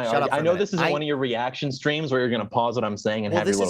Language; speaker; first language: English; native; English